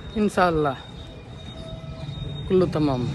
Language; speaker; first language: Arabic; non-native, learner; Bangla